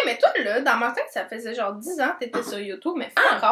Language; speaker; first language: French; native; French